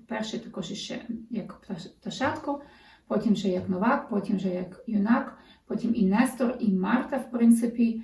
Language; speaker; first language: Ukrainian; early bilingual, heritage; Ukrainian